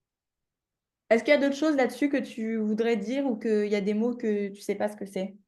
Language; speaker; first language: French; native; French